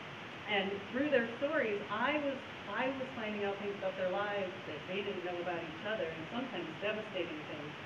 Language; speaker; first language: English; native; English